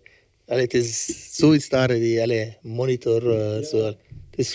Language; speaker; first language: Dutch; early bilingual, other home language; Turkish